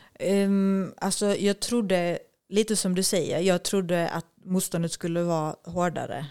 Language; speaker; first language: Swedish; native; Swedish